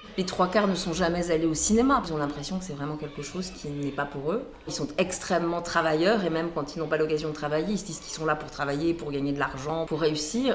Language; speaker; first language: French; native; French